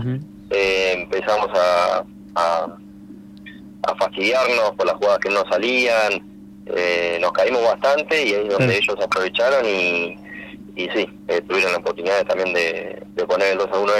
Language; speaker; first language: Spanish; native; Spanish